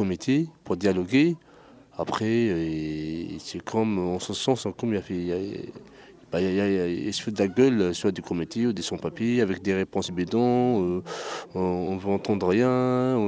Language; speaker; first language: French; non-native, local second language; Arabic